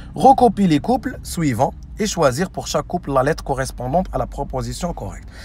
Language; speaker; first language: French; non-native, local second language; Arabic